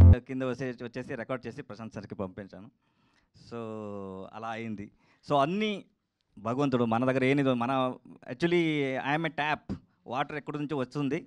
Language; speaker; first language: Telugu; non-native, learner; Kannada